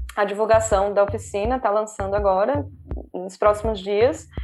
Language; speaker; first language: Portuguese; native; Portuguese